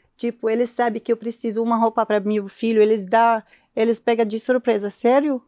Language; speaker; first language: Portuguese; non-native, learner; Arabic